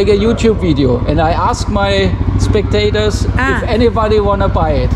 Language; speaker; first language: English; non-native, fluent; German